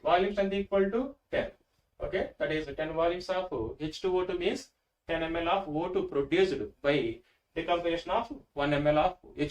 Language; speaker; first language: English; non-native, local second language; Telugu